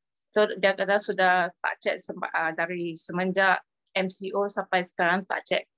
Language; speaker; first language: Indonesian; non-native, local second language; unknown